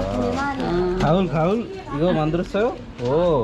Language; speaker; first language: Korean; non-native, learner; Bangla